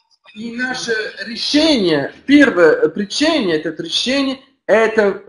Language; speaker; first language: Russian; non-native, learner; French